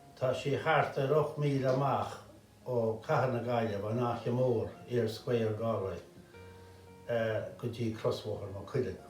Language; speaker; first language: Irish; native; Irish